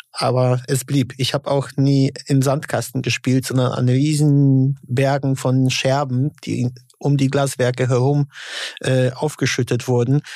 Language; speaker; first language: German; early bilingual, other home language; Polish